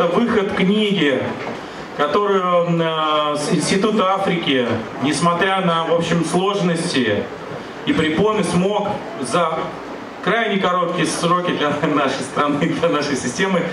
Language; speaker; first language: Russian; native; Russian